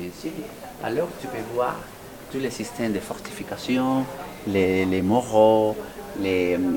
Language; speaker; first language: French; non-native, fluent; Spanish